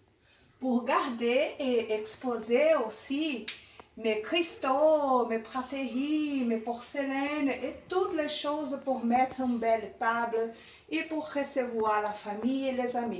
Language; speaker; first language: French; non-native, learner; Portuguese